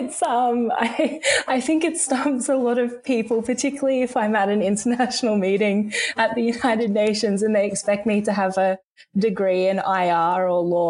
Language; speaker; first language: English; native; English